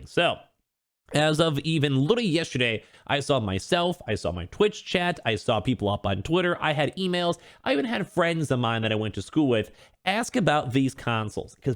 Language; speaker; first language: English; native; English